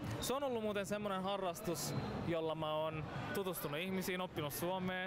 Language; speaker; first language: Finnish; non-native, fluent; Turkish